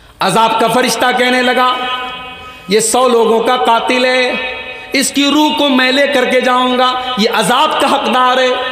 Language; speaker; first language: Urdu; native; Urdu